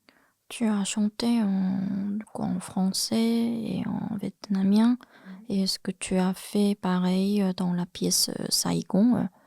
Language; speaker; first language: French; non-native, fluent; Korean